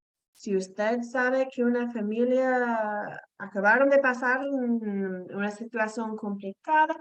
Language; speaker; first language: Spanish; non-native, fluent; English